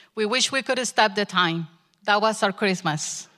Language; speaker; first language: English; non-native, learner; Spanish